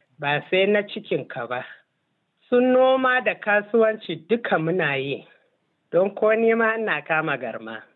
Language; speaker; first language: Hausa; non-native, local second language; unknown